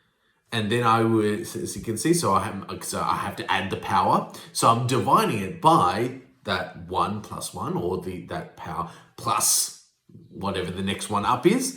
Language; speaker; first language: English; native; English